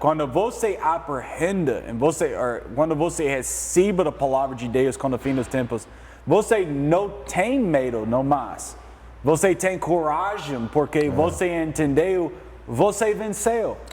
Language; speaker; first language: Portuguese; non-native, learner; English